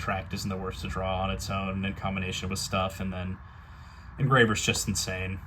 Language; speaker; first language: English; native; English